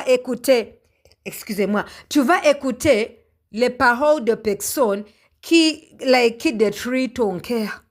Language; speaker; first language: French; non-native, learner; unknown